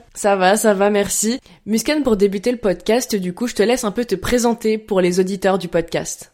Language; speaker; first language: French; native; French